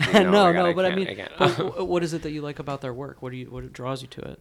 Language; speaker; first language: English; native; English